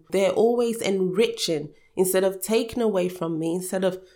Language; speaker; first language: English; early bilingual, other home language; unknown